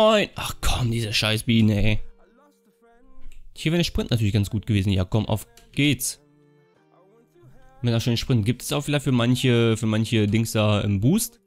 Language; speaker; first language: German; native; German